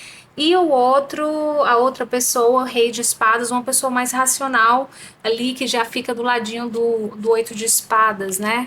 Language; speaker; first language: Portuguese; native; Portuguese